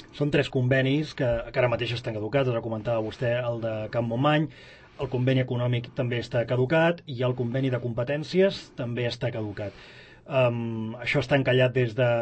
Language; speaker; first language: Catalan; native; Catalan